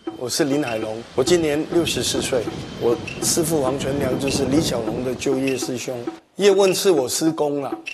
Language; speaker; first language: Chinese; non-native, local second language; Cantonese